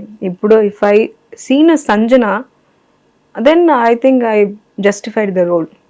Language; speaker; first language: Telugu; non-native, learner; Tamil